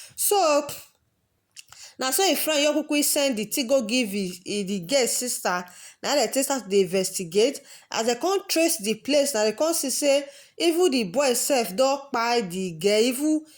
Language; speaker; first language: Nigerian Pidgin; native; Nigerian Pidgin